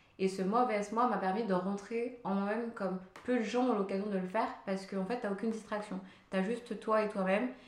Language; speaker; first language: French; early bilingual, other home language; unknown